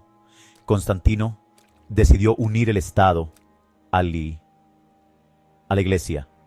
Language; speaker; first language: Spanish; native; Spanish